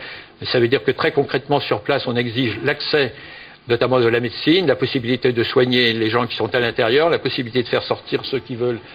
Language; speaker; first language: French; native; French